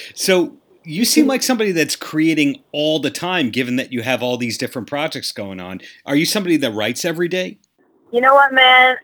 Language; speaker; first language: English; native; English